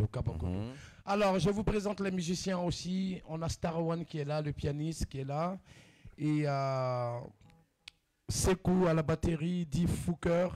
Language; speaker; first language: French; non-native, local second language; Bambara